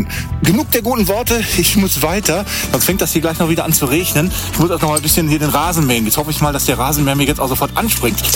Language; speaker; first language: German; native; German